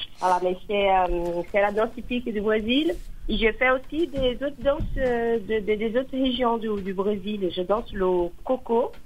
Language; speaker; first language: French; non-native, fluent; Portuguese